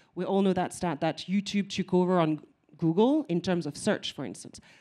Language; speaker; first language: English; non-native, fluent; French